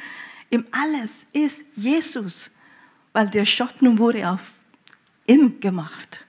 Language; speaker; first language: German; early bilingual, heritage; German